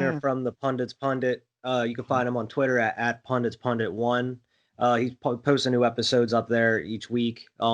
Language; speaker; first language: English; native; English